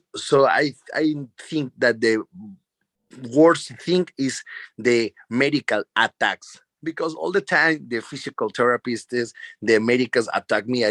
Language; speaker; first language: English; non-native, learner; Spanish